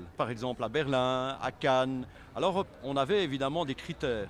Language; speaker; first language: French; native; French